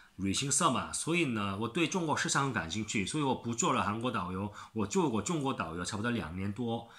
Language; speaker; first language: Chinese; non-native, learner; Korean